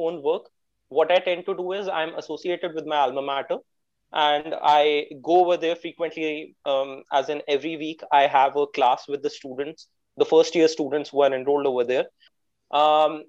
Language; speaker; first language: English; non-native, local second language; Hindi